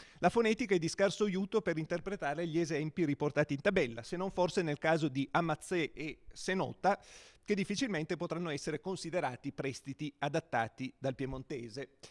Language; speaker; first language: Italian; native; Italian